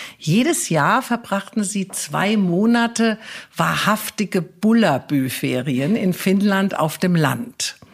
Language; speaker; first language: German; native; German